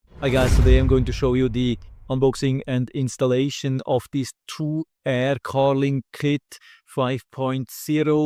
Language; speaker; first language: English; non-native, fluent; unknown